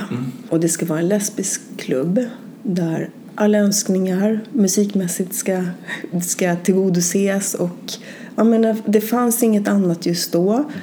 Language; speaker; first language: Swedish; early bilingual, other home language; Spanish